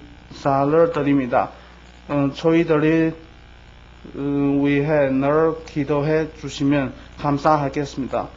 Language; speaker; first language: Korean; non-native, learner; Chinese